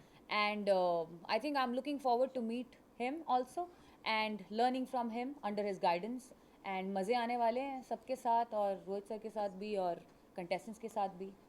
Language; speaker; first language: Hindi; native; Hindi